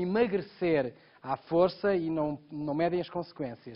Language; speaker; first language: Portuguese; native; Portuguese